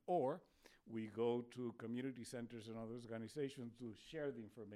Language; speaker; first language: English; non-native, fluent; Spanish